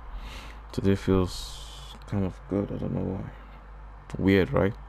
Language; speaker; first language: English; native; English